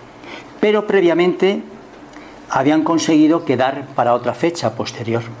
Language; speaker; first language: Spanish; native; Spanish